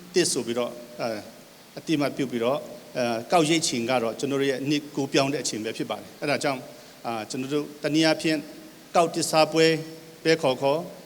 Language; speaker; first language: Burmese; non-native, local second language; Hakha Chin